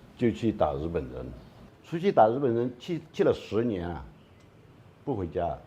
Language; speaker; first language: Chinese; early bilingual, heritage; Chinese